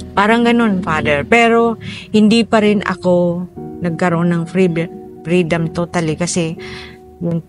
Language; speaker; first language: Filipino; non-native, local second language; Bikol